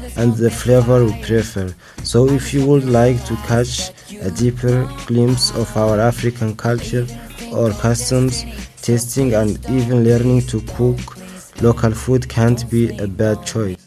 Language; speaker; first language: English; non-native, fluent; Arabic